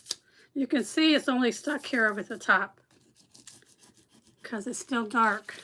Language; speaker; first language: English; native; English